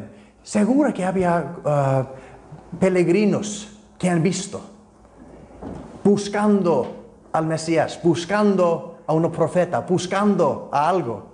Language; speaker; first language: Spanish; non-native, fluent; Icelandic